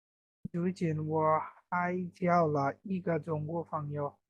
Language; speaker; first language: Chinese; non-native, learner; Bangla